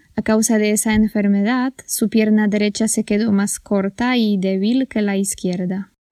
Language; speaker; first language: Spanish; non-native, fluent; Polish